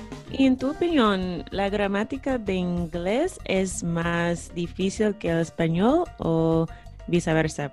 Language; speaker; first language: Spanish; non-native, fluent; English